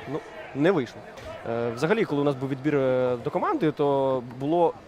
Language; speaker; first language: Ukrainian; native; Ukrainian